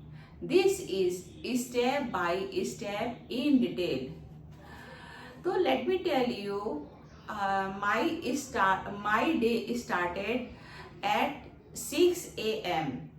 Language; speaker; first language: English; non-native, learner; Hindi